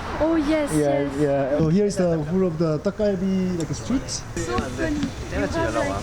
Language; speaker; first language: English; non-native, fluent; Korean